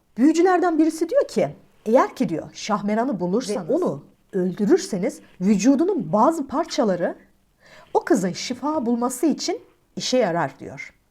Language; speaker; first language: Turkish; native; Turkish